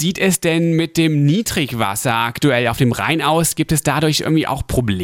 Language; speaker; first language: German; native; German